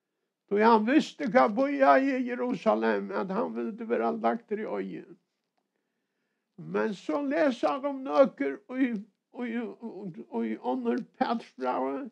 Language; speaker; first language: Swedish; non-native, learner; Faroese